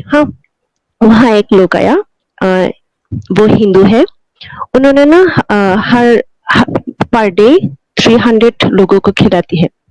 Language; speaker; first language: Hindi; non-native, local second language; Bangla